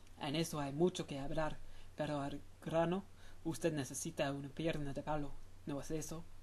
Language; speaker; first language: Spanish; non-native, fluent; English